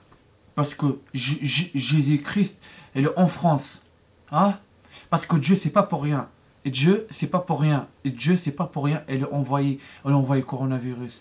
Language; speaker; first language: French; non-native, learner; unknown